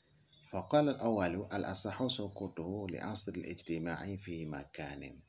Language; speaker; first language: Arabic; non-native, fluent; Achinese